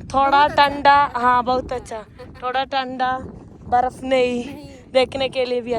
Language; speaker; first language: Hindi; non-native, local second language; Malayalam